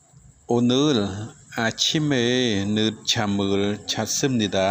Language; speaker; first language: Korean; non-native, fluent; Khmer